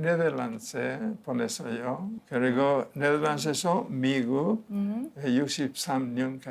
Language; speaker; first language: Korean; non-native, learner; Spanish